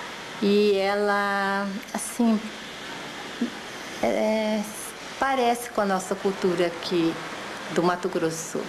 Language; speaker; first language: Portuguese; early bilingual, other home language; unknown